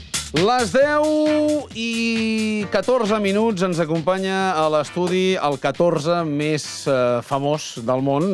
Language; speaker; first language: Catalan; native; Catalan